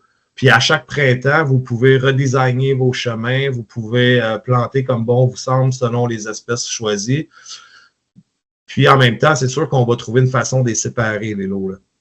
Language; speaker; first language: French; native; French